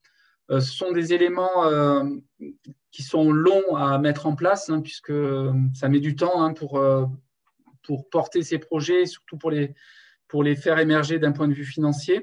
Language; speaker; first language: French; native; French